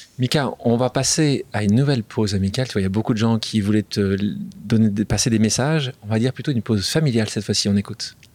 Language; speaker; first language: French; native; French